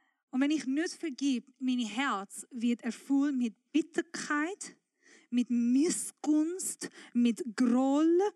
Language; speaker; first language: German; non-native, fluent; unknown